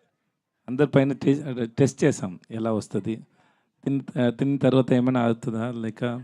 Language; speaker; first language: Telugu; non-native, learner; Tamil